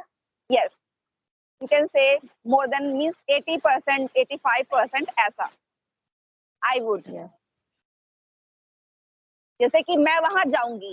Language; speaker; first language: Hindi; native; Hindi